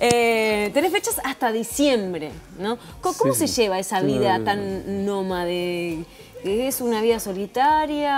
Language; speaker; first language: Spanish; native; Spanish